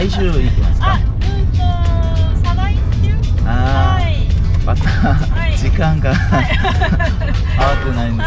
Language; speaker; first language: Japanese; non-native, learner; Korean